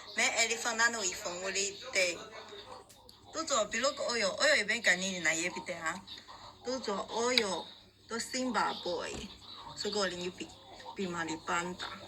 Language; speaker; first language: Lingala; non-native, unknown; Chinese